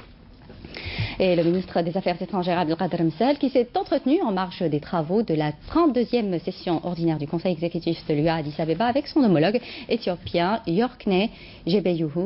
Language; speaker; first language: French; non-native, local second language; Arabic